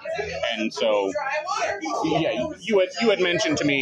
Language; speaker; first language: English; native; English